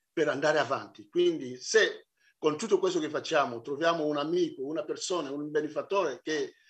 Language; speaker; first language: Italian; non-native, fluent; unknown